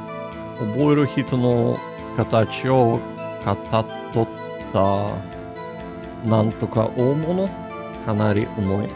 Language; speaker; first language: Japanese; non-native, learner; English